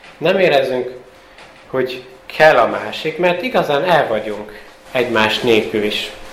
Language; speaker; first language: Hungarian; early bilingual, heritage; Hungarian